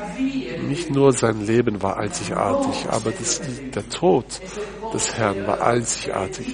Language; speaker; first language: German; non-native, fluent; French